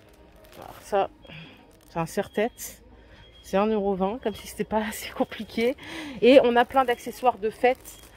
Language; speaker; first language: French; native; French